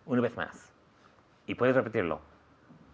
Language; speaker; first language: Spanish; non-native, fluent; English